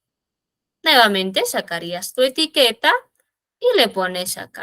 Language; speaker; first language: Spanish; native; Spanish